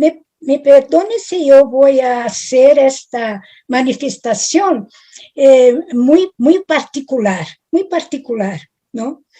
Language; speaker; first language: Spanish; non-native, fluent; Italian